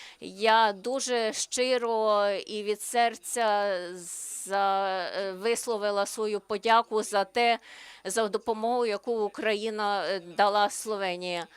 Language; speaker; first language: Ukrainian; non-native, learner; Slovenian